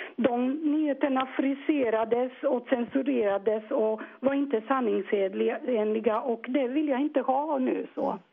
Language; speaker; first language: Swedish; non-native, fluent; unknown